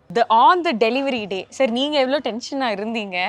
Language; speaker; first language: Tamil; native; Tamil